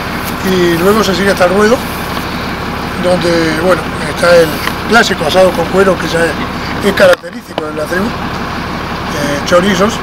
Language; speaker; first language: Spanish; native; Spanish